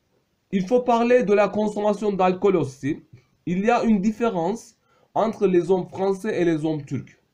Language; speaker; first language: French; non-native, fluent; Turkish